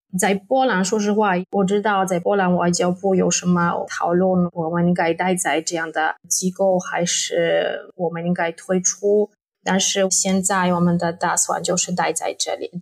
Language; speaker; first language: Chinese; non-native, fluent; Polish